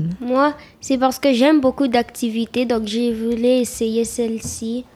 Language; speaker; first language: French; early bilingual, other home language; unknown